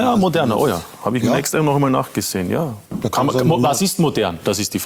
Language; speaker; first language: German; native; German